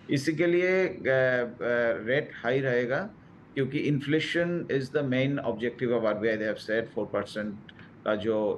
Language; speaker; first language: Hindi; non-native, local second language; Bangla